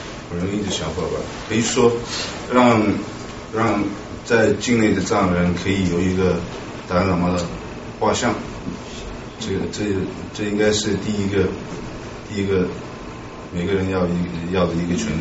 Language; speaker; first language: Chinese; non-native, local second language; Tibetan